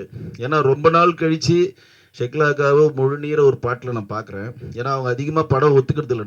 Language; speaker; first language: Tamil; native; Tamil